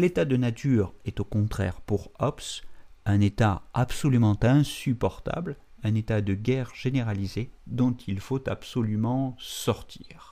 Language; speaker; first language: French; native; French